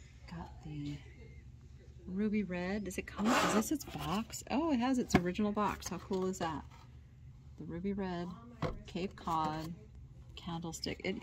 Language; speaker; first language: English; native; English